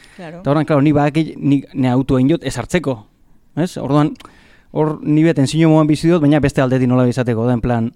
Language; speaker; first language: Basque; native; Basque